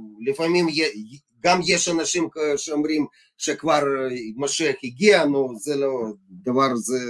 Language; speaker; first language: Hebrew; non-native, fluent; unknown